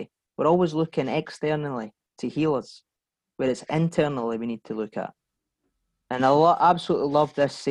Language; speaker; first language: English; native; English